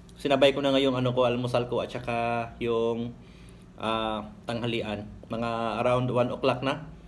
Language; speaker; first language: Filipino; non-native, local second language; Cebuano